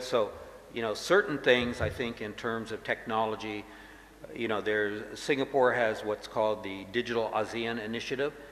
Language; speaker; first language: English; native; English